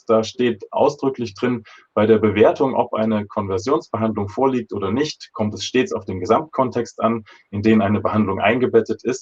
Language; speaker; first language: German; native; German